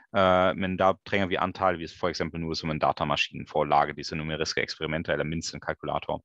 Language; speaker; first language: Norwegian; non-native, fluent; German